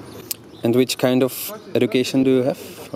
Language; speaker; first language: English; non-native, fluent; Czech